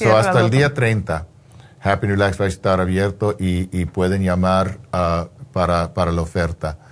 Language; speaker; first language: Spanish; non-native, fluent; English